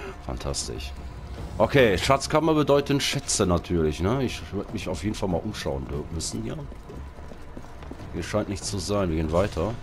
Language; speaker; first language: German; native; German